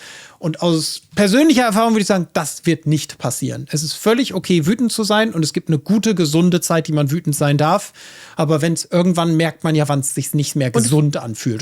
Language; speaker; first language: German; native; German